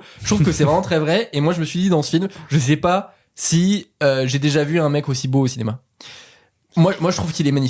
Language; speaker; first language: French; native; French